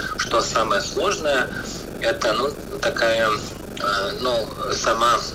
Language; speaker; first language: Russian; non-native, local second language; Latvian